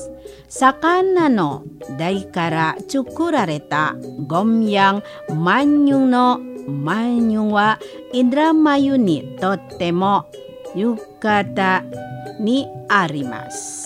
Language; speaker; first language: Japanese; non-native, fluent; Indonesian